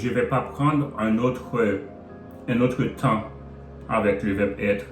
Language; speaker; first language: French; non-native, local second language; Haitian Creole